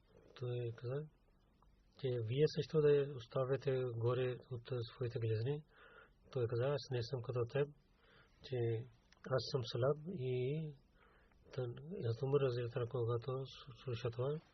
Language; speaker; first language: Bulgarian; non-native, learner; Urdu